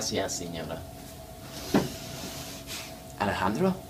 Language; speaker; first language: Spanish; non-native, learner; English